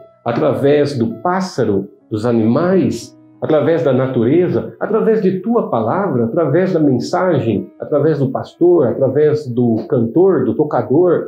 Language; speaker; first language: Portuguese; native; Portuguese